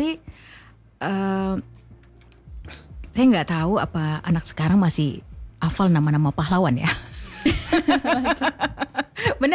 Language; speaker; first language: Indonesian; non-native, local second language; Achinese